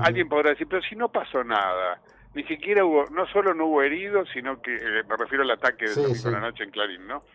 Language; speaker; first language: Spanish; native; Spanish